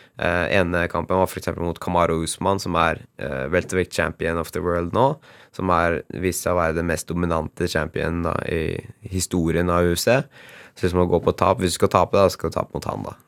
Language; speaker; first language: Norwegian; native; Norwegian